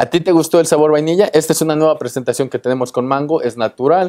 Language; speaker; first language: Spanish; native; Spanish